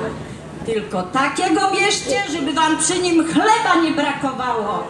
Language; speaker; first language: Polish; native; Polish